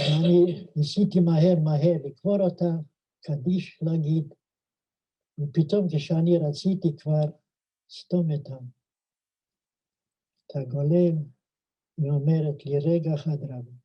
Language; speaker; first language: Hebrew; non-native, fluent; Yiddish